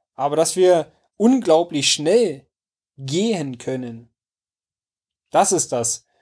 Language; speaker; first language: German; native; German